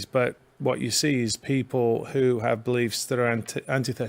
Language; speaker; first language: English; native; English